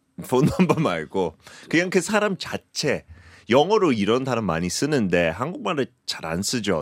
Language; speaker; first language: Korean; non-native, fluent; English